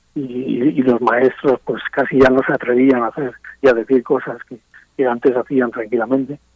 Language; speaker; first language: Spanish; native; Spanish